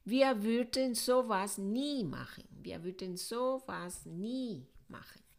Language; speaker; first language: German; non-native, fluent; Spanish